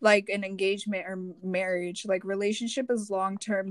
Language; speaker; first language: English; non-native, fluent; Korean